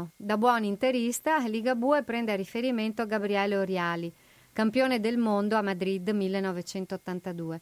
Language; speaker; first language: Italian; native; Italian